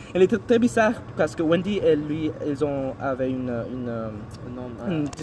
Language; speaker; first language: French; non-native, learner; English